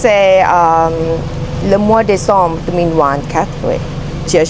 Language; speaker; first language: French; non-native, learner; Thai